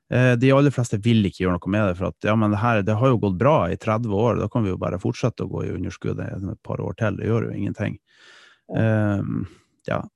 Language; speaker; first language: Norwegian; early bilingual, other home language; Dutch